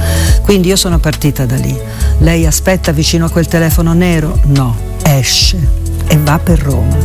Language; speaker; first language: Italian; native; Italian